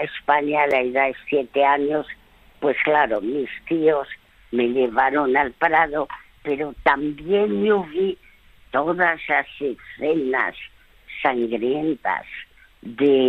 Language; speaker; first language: Spanish; early bilingual, other home language; French